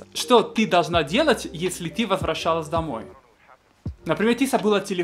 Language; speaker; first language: Russian; non-native, fluent; Spanish